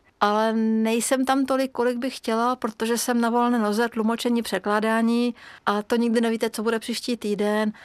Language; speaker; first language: Czech; non-native, fluent; Hungarian